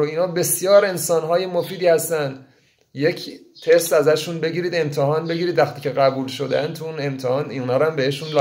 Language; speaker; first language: Persian; native; Persian